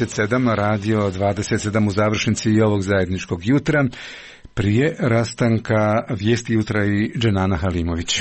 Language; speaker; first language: Croatian; native; Croatian